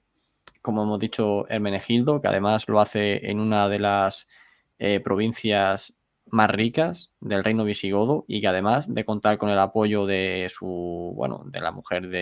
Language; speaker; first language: Spanish; native; Spanish